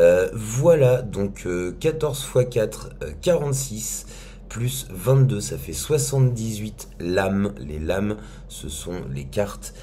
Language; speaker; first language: French; native; French